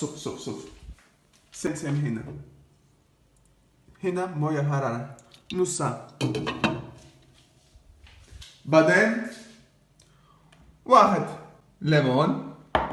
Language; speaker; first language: Arabic; non-native, learner; Greek